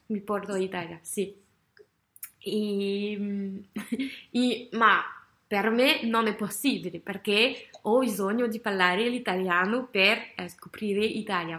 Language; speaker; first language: Italian; non-native, learner; French